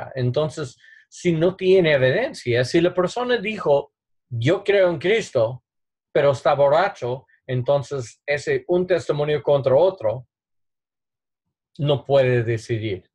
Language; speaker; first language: Spanish; non-native, learner; English